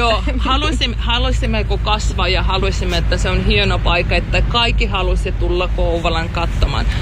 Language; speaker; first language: Finnish; non-native, fluent; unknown